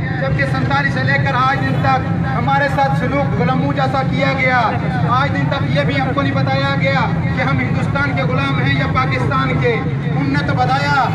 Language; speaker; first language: Urdu; non-native, local second language; Pahari-Potwari